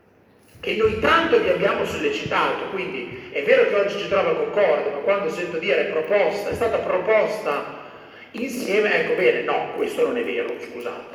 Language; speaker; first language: Italian; native; Italian